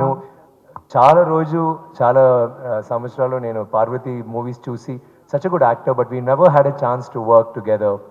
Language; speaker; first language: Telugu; non-native, learner; Tamil